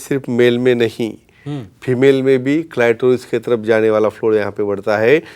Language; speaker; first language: Hindi; non-native, local second language; Marathi